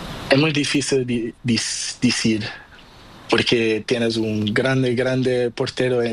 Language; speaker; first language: Spanish; non-native, learner; Portuguese